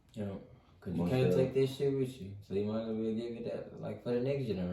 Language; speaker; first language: English; native; English